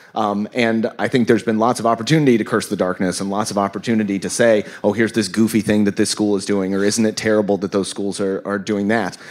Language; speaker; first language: English; native; English